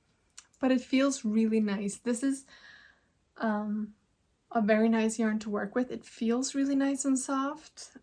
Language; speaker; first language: English; non-native, fluent; Norwegian